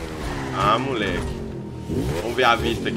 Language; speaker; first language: Portuguese; native; Portuguese